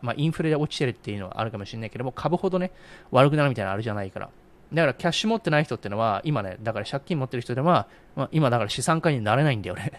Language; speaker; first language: Japanese; native; Japanese